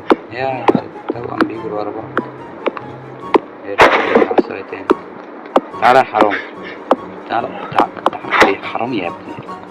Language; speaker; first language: Arabic; native; Arabic